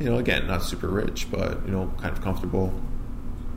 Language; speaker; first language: English; native; English